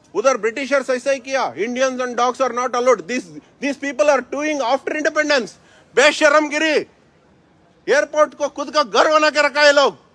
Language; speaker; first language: Hindi; non-native, local second language; Kannada